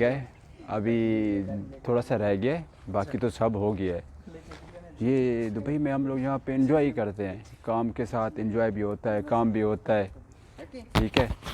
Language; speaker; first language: Hindi; non-native, local second language; Baluchi